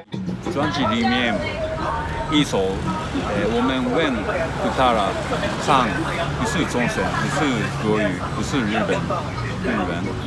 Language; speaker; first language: Chinese; non-native, learner; Japanese